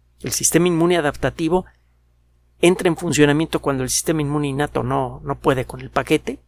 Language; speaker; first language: Spanish; native; Spanish